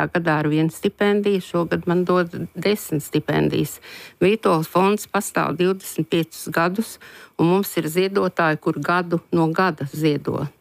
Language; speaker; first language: Latvian; native; Latvian